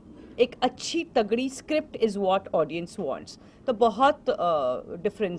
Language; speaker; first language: Hindi; native; Hindi